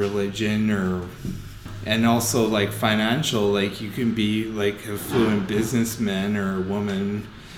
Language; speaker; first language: English; native; English